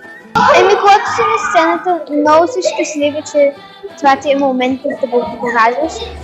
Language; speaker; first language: Bulgarian; early bilingual, heritage; English